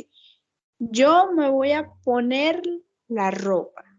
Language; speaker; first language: Spanish; non-native, learner; Portuguese